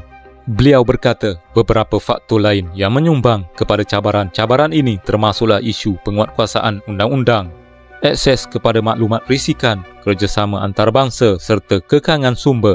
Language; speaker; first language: Malay; native; Malay